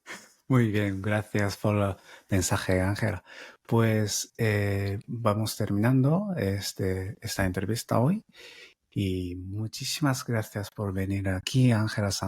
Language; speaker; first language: Spanish; non-native, fluent; Japanese